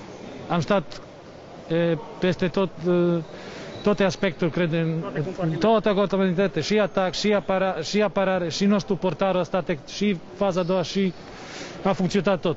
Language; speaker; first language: Romanian; non-native, fluent; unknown